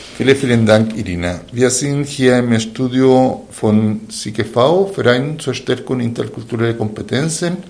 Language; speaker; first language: German; non-native, fluent; Spanish